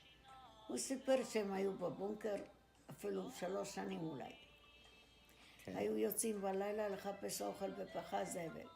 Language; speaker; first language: Hebrew; non-native, fluent; Arabic